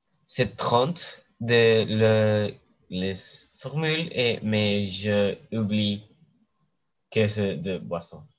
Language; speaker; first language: French; non-native, learner; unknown